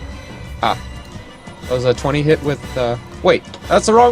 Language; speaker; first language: English; native; English